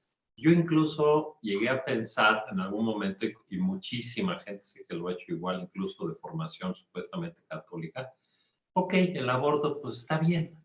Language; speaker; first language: Spanish; native; Spanish